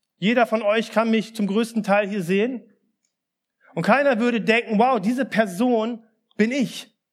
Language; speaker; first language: German; early bilingual, other home language; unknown